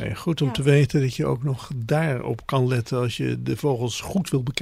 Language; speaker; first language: Dutch; native; Dutch